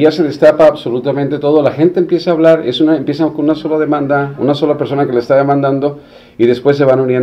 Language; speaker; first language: Spanish; native; Spanish